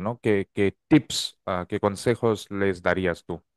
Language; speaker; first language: Spanish; non-native, fluent; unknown